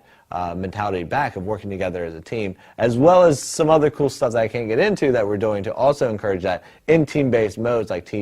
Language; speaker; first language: English; native; English